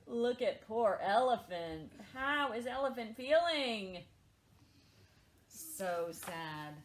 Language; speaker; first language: English; native; English